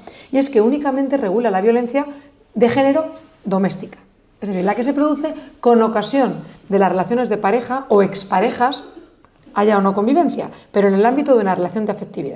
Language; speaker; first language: Spanish; native; Spanish